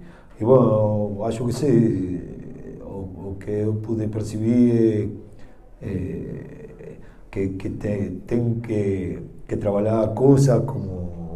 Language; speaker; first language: Portuguese; non-native, learner; Spanish